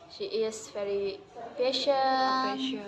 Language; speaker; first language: English; non-native, learner; Indonesian